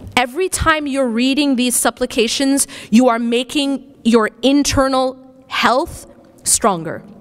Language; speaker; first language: English; native; English